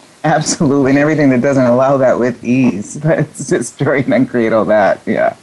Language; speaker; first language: English; native; English